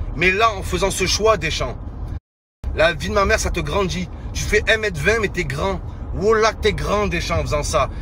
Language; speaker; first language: French; native; French